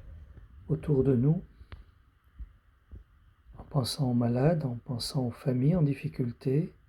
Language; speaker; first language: French; native; French